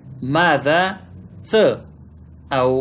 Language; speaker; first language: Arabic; non-native, fluent; Pashto